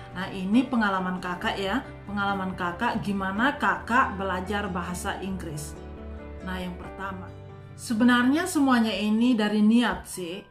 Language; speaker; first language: Indonesian; non-native, local second language; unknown